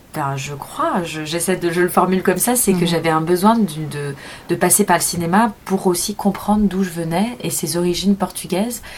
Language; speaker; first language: French; native; French